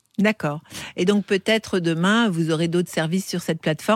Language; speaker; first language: French; native; French